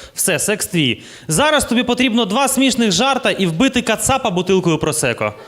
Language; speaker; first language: Ukrainian; non-native, local second language; Russian